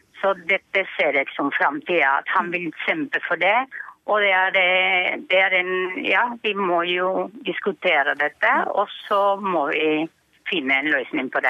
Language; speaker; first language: Norwegian; non-native, fluent; Spanish